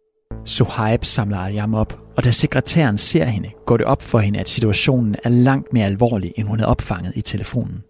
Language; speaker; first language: Danish; native; Danish